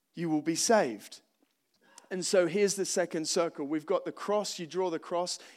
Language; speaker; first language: English; native; English